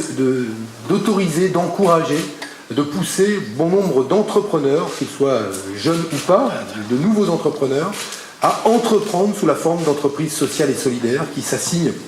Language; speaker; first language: French; native; French